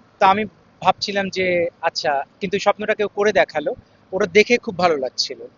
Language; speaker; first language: Bangla; native; Bangla